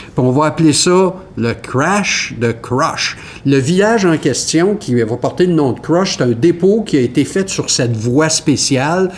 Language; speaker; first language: French; native; French